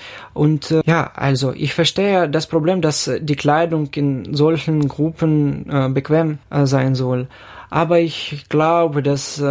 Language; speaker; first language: German; non-native, fluent; Ukrainian